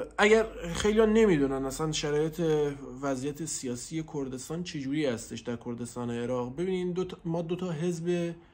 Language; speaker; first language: Persian; non-native, local second language; Central Kurdish